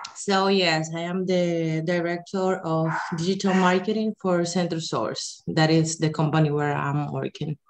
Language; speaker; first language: English; non-native, fluent; Spanish